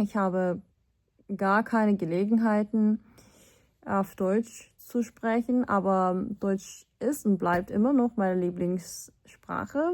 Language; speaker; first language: German; non-native, fluent; Korean